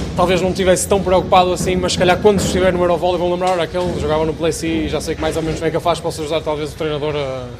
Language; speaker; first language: Portuguese; native; Portuguese